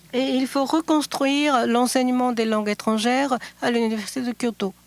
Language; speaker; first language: French; non-native, fluent; Japanese